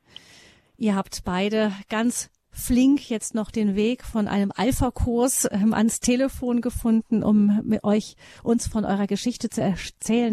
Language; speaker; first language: German; native; German